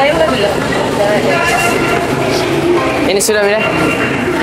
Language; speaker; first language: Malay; early bilingual, heritage; Malay